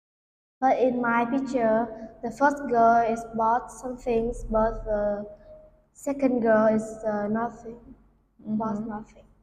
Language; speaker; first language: English; non-native, learner; Vietnamese